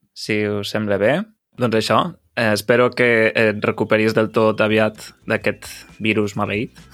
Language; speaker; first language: Catalan; native; Catalan